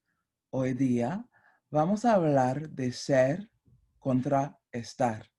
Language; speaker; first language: Spanish; non-native, fluent; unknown